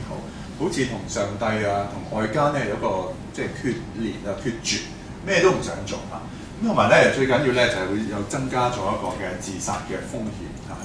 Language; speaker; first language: Cantonese; native; Cantonese